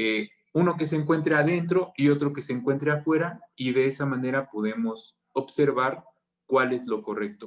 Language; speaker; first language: Spanish; native; Spanish